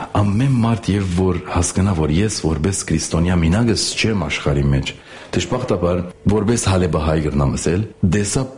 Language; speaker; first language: Armenian; native; Armenian